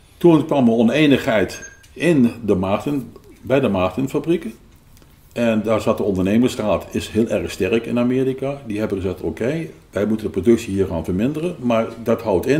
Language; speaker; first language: Dutch; native; Dutch